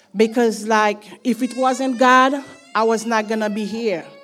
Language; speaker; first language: English; non-native, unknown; Haitian Creole